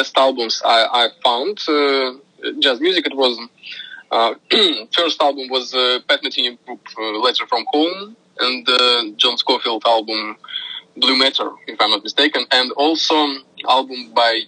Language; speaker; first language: English; non-native, fluent; Russian